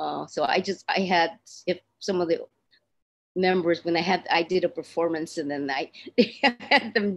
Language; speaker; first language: English; native; English